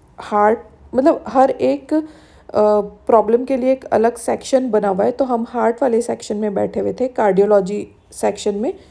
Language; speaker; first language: Hindi; native; Hindi